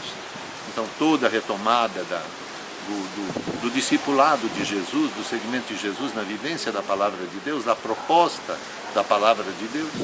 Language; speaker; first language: Portuguese; native; Portuguese